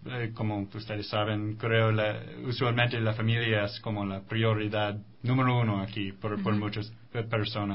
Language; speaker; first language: Spanish; non-native, fluent; English